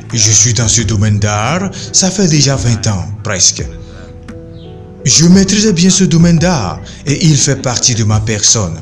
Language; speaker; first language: French; non-native, local second language; Ewe